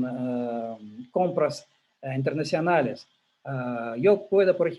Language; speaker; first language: Spanish; non-native, learner; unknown